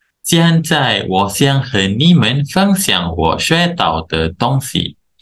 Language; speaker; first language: Chinese; non-native, local second language; Malay